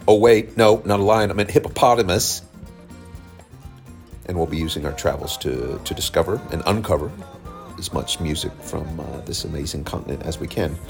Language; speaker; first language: English; native; English